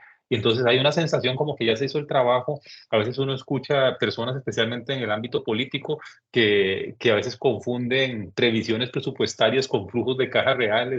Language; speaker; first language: Spanish; native; Spanish